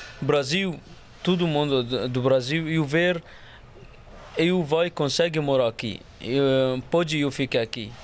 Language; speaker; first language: Portuguese; non-native, learner; Arabic